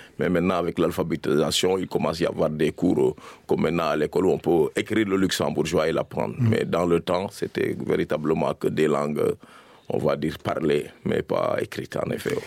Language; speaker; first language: French; non-native, local second language; Serer